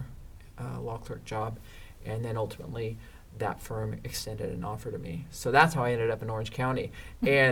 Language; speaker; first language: English; native; English